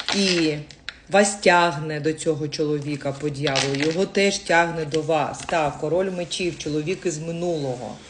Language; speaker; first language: Ukrainian; native; Ukrainian